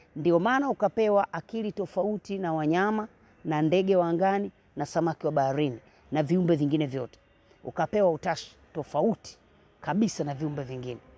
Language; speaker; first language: Swahili; native; Swahili